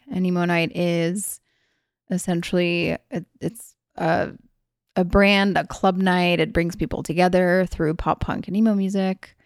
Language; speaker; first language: English; early bilingual, other home language; Hungarian